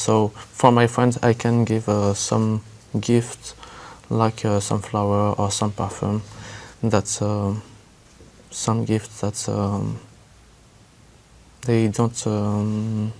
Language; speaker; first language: English; non-native, learner; French